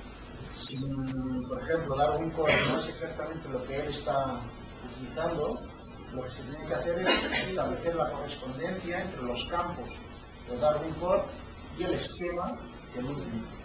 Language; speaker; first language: Spanish; native; Spanish